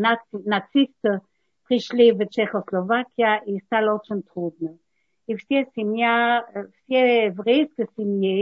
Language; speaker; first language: Russian; non-native, learner; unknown